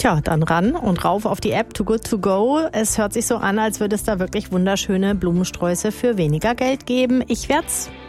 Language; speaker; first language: German; native; German